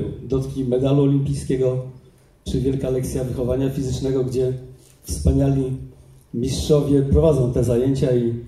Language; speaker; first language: Polish; native; Polish